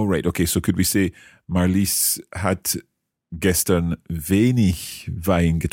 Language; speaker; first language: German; non-native, learner; English